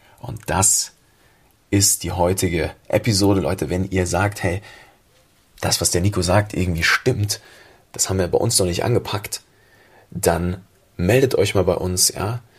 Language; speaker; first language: German; native; German